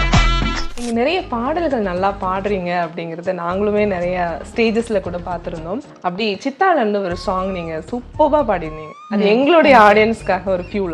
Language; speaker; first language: Tamil; native; Tamil